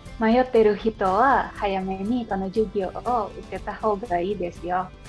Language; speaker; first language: Japanese; non-native, learner; Indonesian